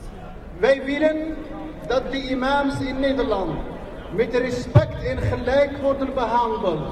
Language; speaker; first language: Dutch; non-native, fluent; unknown